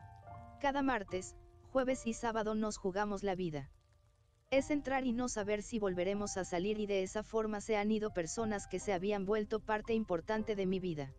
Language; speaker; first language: Spanish; native; Spanish